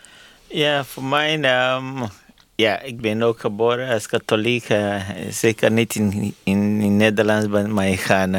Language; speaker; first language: Dutch; non-native, fluent; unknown